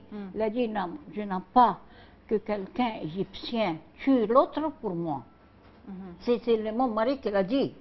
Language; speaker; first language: French; non-native, learner; Arabic